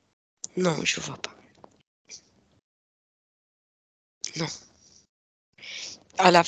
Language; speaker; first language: French; non-native, fluent; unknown